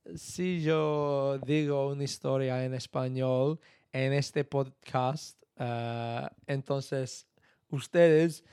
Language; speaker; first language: Spanish; non-native, learner; English